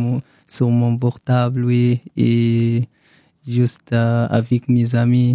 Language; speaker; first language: French; non-native, learner; Arabic